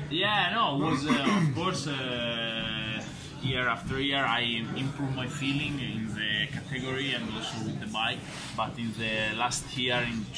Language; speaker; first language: English; non-native, fluent; Italian